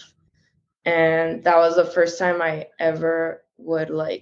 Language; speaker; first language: English; early bilingual, other home language; Spanish